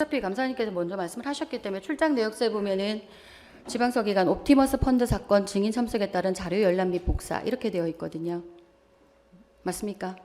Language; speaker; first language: Korean; native; Korean